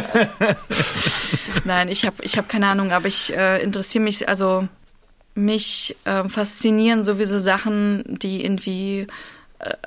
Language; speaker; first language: German; early bilingual, other home language; Russian